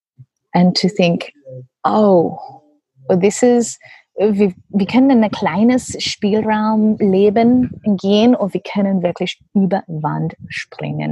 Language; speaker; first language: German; non-native, learner; English